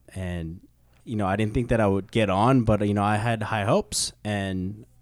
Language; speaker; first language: English; early bilingual, other home language; Korean